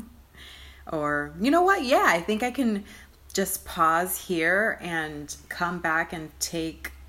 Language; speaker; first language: English; early bilingual, other home language; Spanish